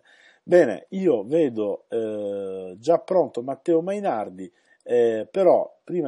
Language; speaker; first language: Italian; native; Italian